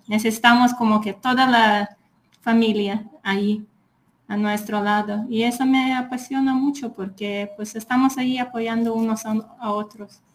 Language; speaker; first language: Spanish; non-native, fluent; Lithuanian